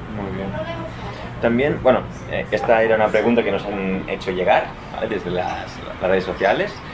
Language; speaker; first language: Spanish; non-native, local second language; Catalan